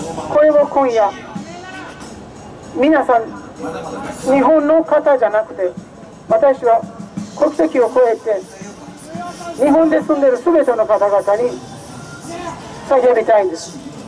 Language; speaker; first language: Japanese; non-native, fluent; Persian